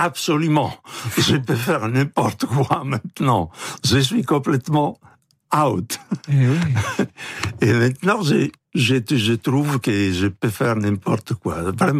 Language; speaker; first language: French; non-native, fluent; Italian